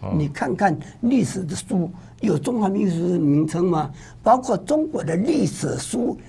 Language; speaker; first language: Chinese; native; Chinese